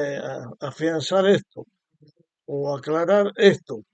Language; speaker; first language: Spanish; native; Spanish